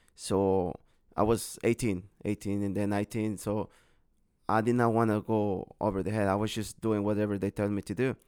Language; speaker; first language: English; non-native, learner; Spanish